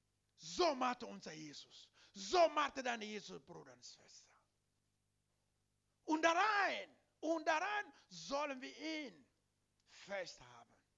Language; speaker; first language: German; non-native, learner; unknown